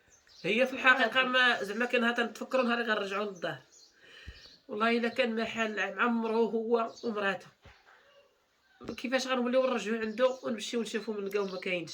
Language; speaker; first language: Arabic; native; Arabic